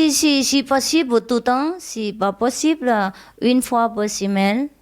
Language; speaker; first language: French; non-native, learner; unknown